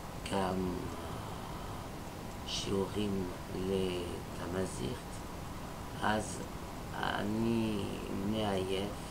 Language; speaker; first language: Hebrew; non-native, fluent; French